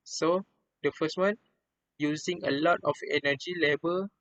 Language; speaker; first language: English; non-native, local second language; Malay